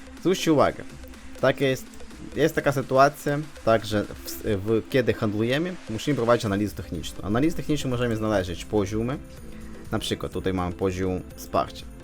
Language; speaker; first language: Polish; non-native, fluent; Ukrainian